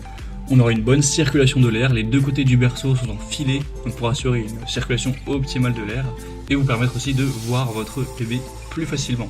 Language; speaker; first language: French; native; French